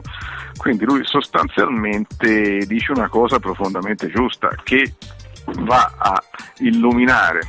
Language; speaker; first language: Italian; native; Italian